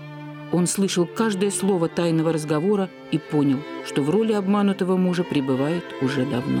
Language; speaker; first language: Russian; native; Russian